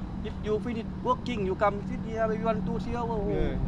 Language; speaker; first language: English; non-native, learner; Thai